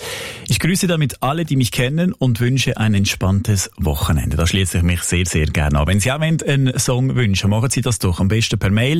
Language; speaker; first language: German; native; German